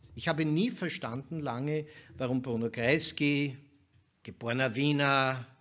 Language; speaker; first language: German; native; German